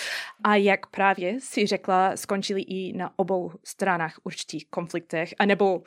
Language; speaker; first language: Czech; non-native, fluent; English